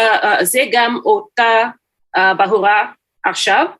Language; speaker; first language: Hebrew; non-native, learner; English